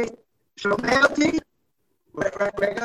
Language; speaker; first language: Hebrew; non-native, fluent; English